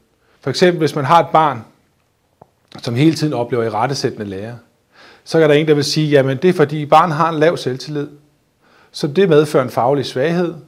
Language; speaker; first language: Danish; native; Danish